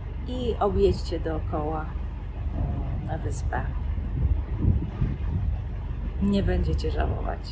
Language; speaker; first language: Polish; native; Polish